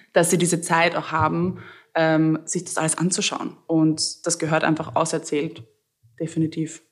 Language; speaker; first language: German; native; German